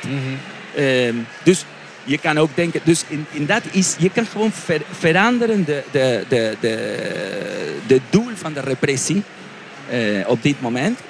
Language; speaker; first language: Dutch; non-native, fluent; Spanish